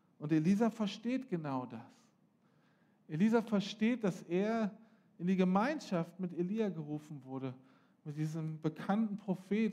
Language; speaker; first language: German; native; German